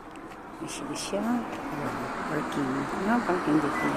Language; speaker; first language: Japanese; non-native, learner; Filipino